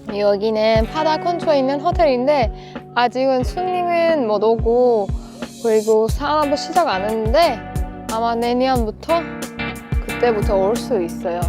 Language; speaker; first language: Korean; non-native, learner; Persian